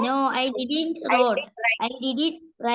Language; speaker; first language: English; non-native, learner; Malayalam